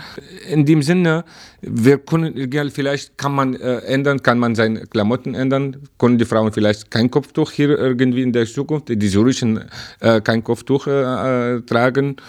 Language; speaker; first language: German; non-native, learner; Arabic